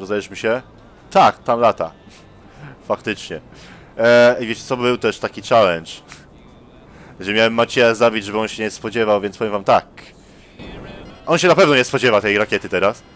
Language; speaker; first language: Polish; native; Polish